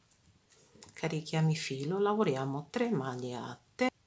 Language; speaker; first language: Italian; non-native, fluent; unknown